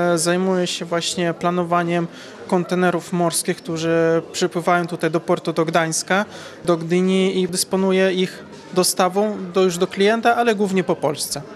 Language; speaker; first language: Polish; early bilingual, heritage; Polish